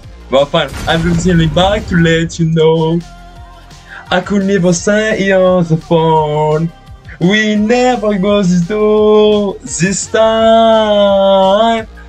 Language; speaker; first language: English; non-native, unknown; French